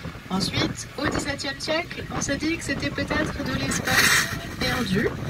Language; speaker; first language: French; native; French